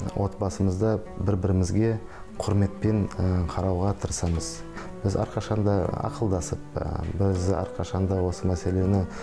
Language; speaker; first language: Kazakh; non-native, local second language; Uzbek